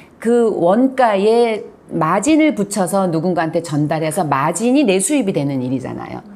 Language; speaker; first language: Korean; native; Korean